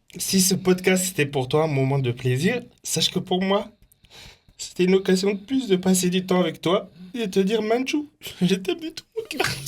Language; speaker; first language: French; native; French